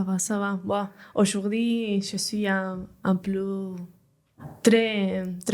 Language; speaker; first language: French; non-native, learner; Spanish